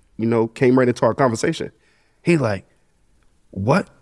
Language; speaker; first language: English; native; English